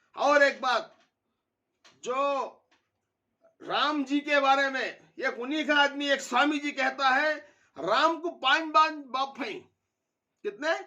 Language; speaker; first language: Hindi; native; Hindi